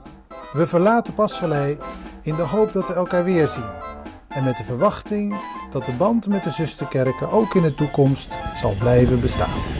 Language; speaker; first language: Dutch; native; Dutch